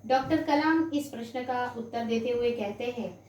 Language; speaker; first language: Hindi; non-native, local second language; Gujarati